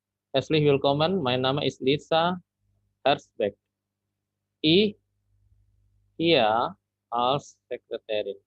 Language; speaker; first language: German; non-native, fluent; Indonesian